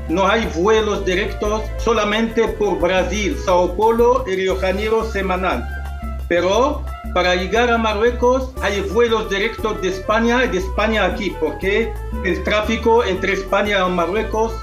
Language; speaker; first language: Spanish; non-native, local second language; Arabic